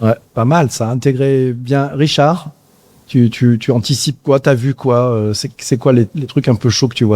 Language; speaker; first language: French; native; French